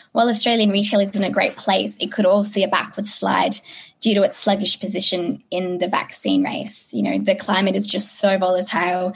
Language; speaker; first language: English; native; English